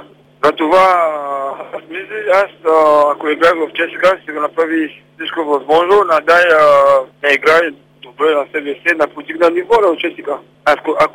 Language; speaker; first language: Bulgarian; non-native, learner; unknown